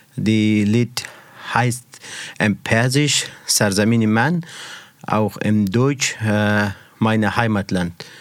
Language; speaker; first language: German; non-native, learner; Persian